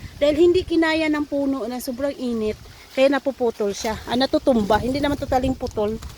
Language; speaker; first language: Filipino; non-native, local second language; Cebuano